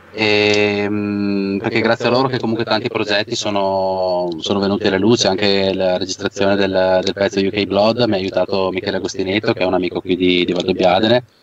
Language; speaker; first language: Italian; native; Italian